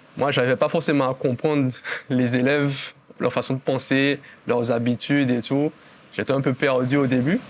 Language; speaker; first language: French; native; French